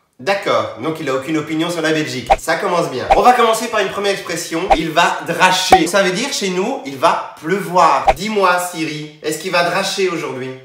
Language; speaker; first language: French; native; French